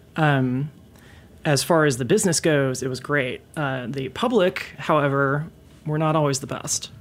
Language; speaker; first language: English; native; English